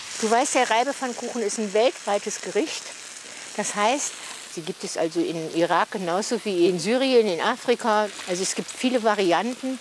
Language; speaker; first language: German; native; German